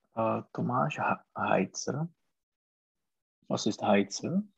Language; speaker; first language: German; non-native, learner; Czech